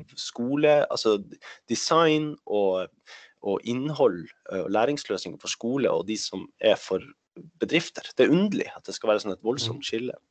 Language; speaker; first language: Swedish; non-native, fluent; Norwegian